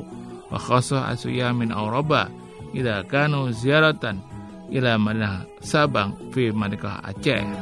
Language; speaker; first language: Arabic; non-native, fluent; Indonesian